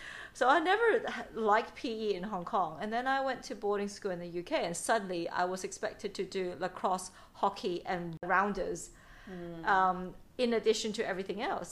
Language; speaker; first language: English; non-native, local second language; Cantonese